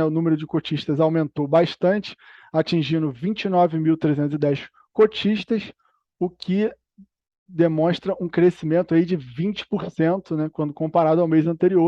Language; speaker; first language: Portuguese; native; Portuguese